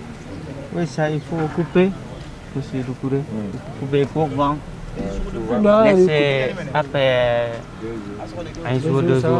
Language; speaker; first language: French; non-native, learner; Vietnamese